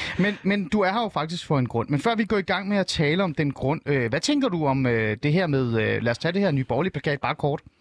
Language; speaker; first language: Danish; early bilingual, other home language; Persian